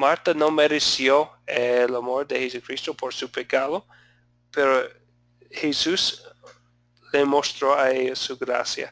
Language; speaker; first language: Spanish; non-native, fluent; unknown